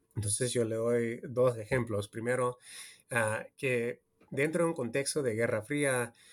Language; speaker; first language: Spanish; early bilingual, heritage; Spanish